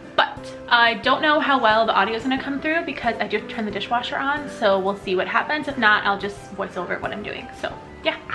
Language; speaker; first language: English; native; English